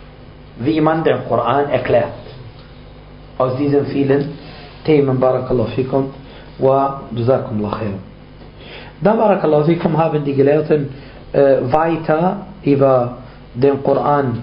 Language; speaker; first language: German; non-native, fluent; Arabic